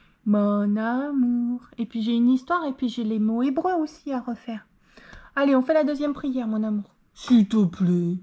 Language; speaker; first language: French; native; French